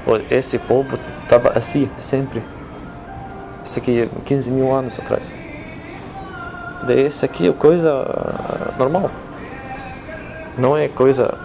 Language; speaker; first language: Portuguese; non-native, fluent; Arabic